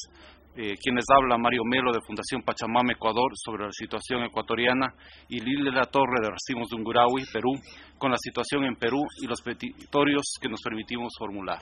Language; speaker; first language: Spanish; native; Spanish